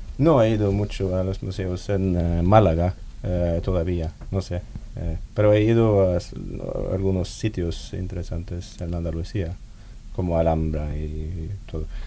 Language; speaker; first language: Spanish; non-native, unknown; Norwegian